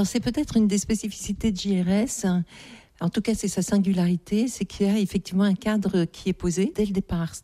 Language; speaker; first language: French; native; French